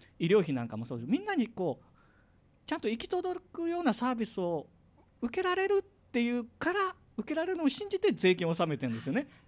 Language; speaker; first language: Japanese; native; Japanese